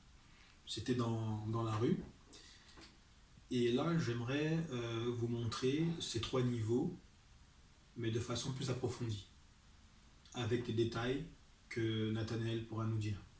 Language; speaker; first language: French; native; French